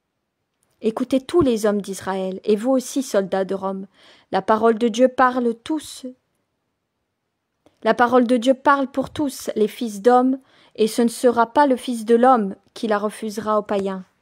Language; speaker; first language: French; native; French